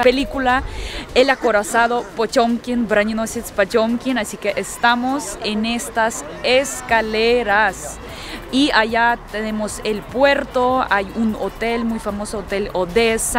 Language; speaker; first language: Spanish; early bilingual, heritage; Russian